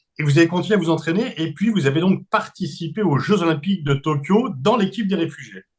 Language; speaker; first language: French; native; French